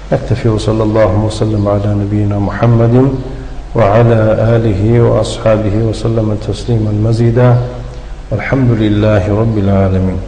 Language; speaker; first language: Arabic; non-native, fluent; Persian